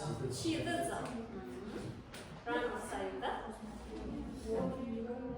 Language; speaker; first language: Russian; non-native, local second language; Kyrgyz